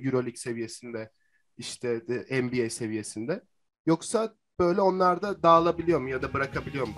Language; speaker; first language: Turkish; native; Turkish